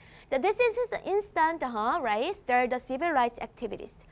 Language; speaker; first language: English; non-native, fluent; Korean